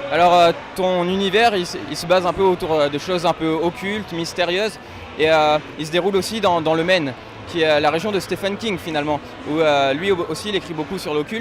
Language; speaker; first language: French; native; French